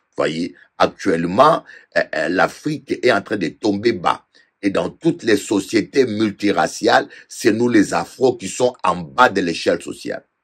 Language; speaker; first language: French; non-native, local second language; Lingala